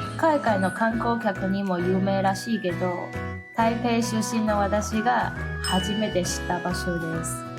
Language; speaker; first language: Japanese; non-native, fluent; Chinese